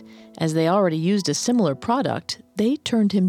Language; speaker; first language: English; native; English